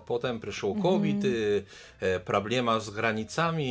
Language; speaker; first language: Polish; non-native, learner; Belarusian